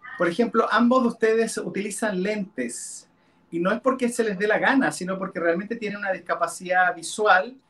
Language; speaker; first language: Spanish; non-native, local second language; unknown